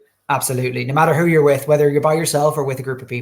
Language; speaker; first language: English; native; English